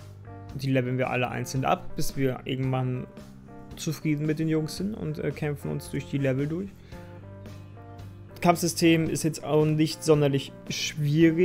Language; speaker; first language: German; native; German